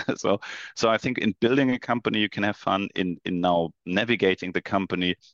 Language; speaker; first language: English; non-native, fluent; German